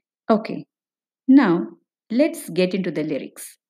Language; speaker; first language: English; non-native, local second language; Tamil